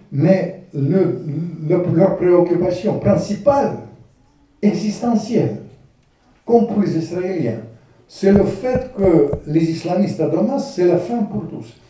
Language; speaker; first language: French; non-native, fluent; Russian